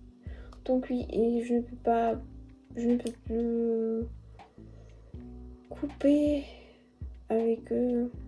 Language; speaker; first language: French; non-native, learner; Russian